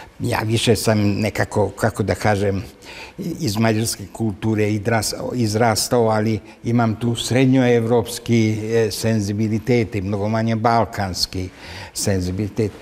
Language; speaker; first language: Serbian; non-native, local second language; Hungarian